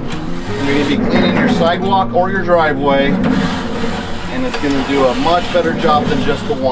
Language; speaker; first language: English; native; English